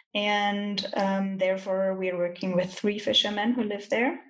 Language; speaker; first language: English; non-native, fluent; German